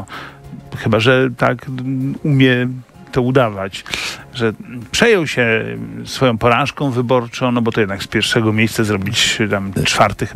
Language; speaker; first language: Polish; native; Polish